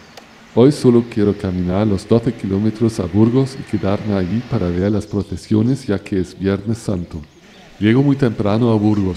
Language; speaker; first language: Spanish; non-native, fluent; German